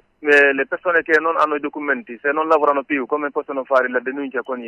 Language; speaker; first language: Italian; non-native, learner; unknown